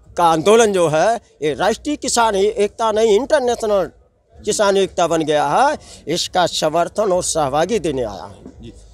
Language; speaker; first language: Hindi; native; Hindi